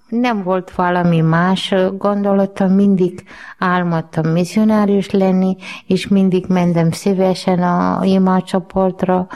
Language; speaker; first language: Hungarian; non-native, learner; Malayalam